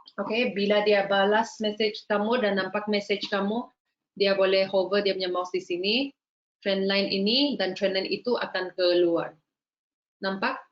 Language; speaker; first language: Malay; native; Malay